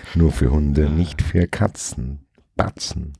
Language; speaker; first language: German; native; German